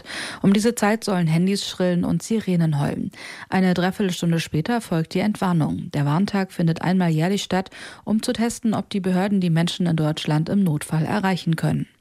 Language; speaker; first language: German; native; German